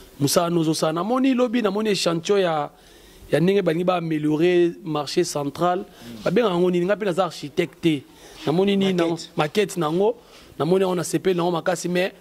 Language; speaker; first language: Lingala; native; Lingala